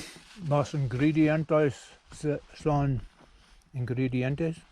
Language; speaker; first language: Spanish; non-native, learner; English